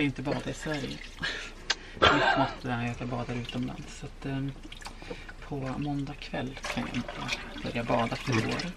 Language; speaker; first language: Swedish; native; Swedish